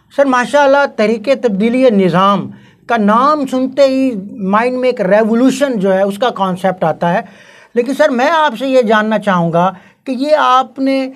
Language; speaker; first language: Urdu; non-native, local second language; Punjabi